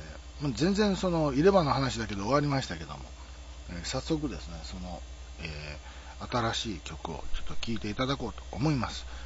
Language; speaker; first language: Japanese; native; Japanese